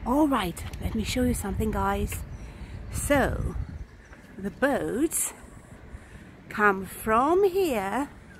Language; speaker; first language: English; non-native, fluent; Romanian